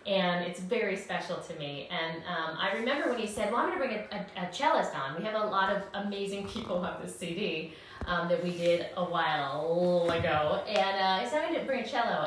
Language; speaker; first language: English; native; English